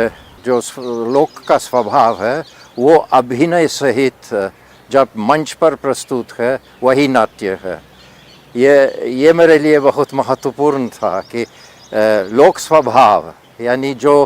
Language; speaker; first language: Hindi; non-native, fluent; Polish